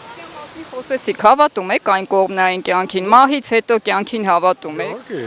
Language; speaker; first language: Armenian; native; Armenian